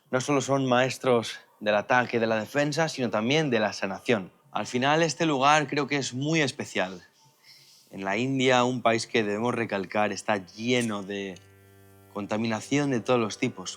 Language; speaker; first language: Spanish; native; Spanish